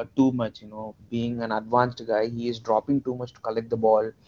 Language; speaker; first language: English; non-native, local second language; Tamil